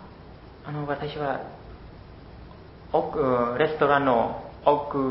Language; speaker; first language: Japanese; non-native, learner; Khmer